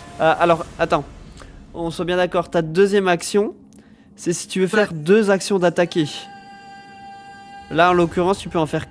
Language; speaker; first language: French; native; French